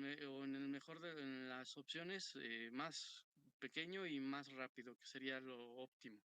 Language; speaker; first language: Spanish; native; Spanish